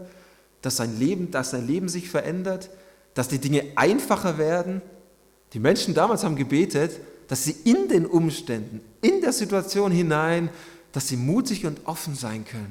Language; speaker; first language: German; native; German